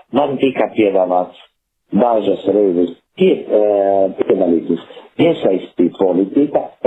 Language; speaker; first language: Latvian; non-native, fluent; Italian